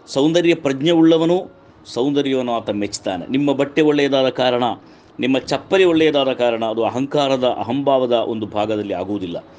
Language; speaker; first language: Kannada; non-native, local second language; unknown